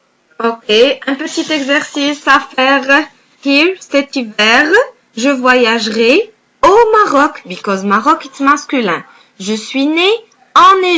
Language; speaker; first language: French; non-native, fluent; Arabic